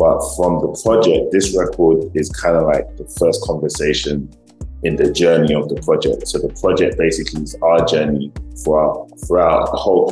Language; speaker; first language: English; native; English